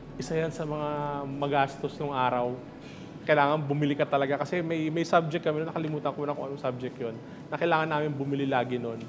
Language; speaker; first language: Filipino; native; Filipino